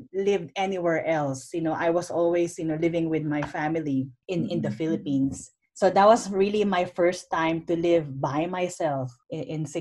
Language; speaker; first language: English; non-native, local second language; Filipino